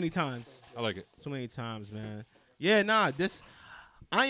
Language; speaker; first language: English; non-native, local second language; Yoruba